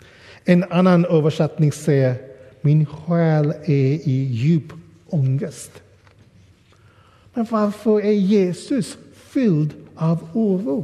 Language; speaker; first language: Swedish; non-native, fluent; English